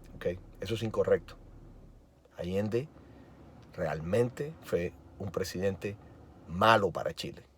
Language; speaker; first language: Spanish; native; Spanish